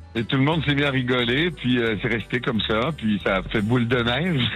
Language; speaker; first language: French; native; French